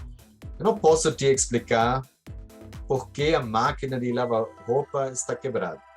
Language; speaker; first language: Portuguese; non-native, fluent; German